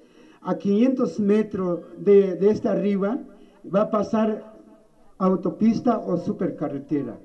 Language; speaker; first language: Spanish; non-native, local second language; Tzeltal